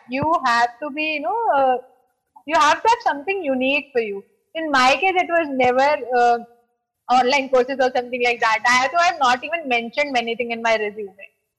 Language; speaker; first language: English; non-native, local second language; Hindi